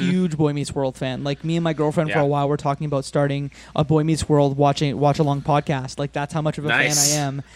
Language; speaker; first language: English; native; English